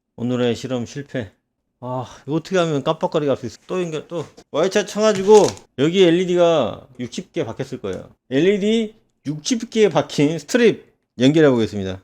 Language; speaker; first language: Korean; native; Korean